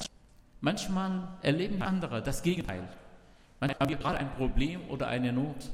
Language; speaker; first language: German; non-native, learner; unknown